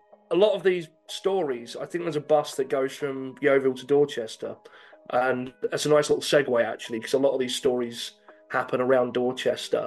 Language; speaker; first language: English; native; English